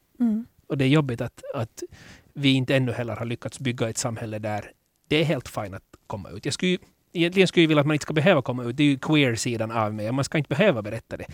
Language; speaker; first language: Swedish; native; Swedish